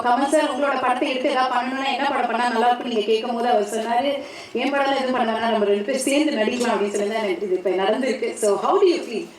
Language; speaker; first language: Tamil; native; Tamil